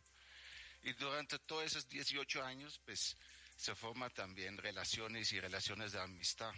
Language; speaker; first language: Spanish; native; Spanish